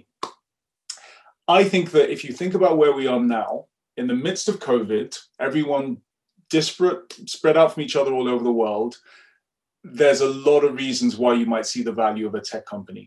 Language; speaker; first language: English; non-native, local second language; Yoruba